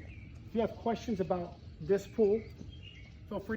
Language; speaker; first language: English; native; English